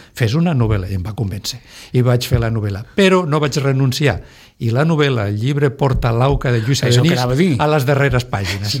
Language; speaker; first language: Catalan; non-native, local second language; Spanish